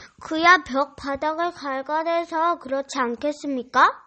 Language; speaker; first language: Korean; native; Korean